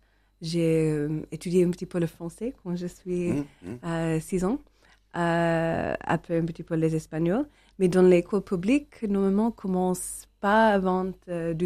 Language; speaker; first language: French; non-native, learner; English